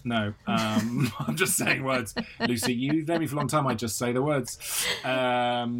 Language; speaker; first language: English; native; English